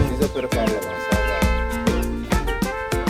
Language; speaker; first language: French; non-native, local second language; Wolof